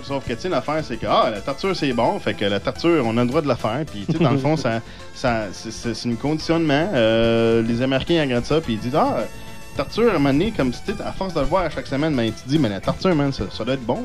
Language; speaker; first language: French; native; French